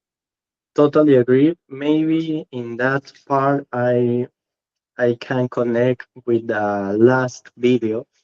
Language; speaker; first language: English; non-native, learner; Spanish